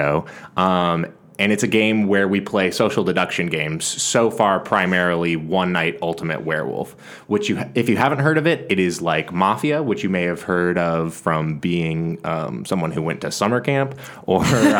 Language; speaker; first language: English; native; English